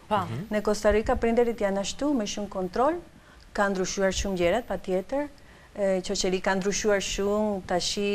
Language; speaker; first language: Albanian; non-native, learner; Spanish